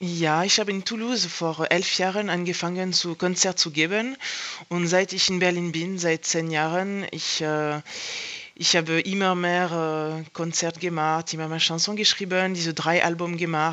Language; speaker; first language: German; non-native, fluent; French